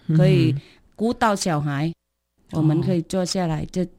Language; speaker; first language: Chinese; non-native, fluent; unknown